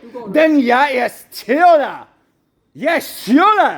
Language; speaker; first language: Danish; non-native, learner; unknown